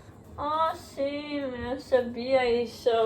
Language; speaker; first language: Portuguese; non-native, learner; German